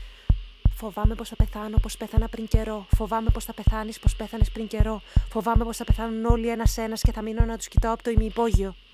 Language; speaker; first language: Greek; native; Greek